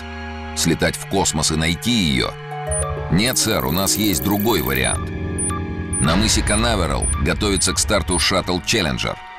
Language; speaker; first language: Russian; native; Russian